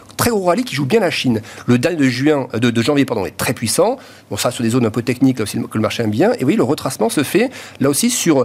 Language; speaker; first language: French; native; French